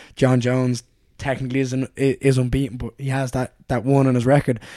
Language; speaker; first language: English; native; English